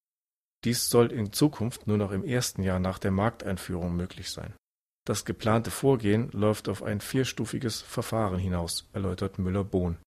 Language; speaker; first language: German; native; German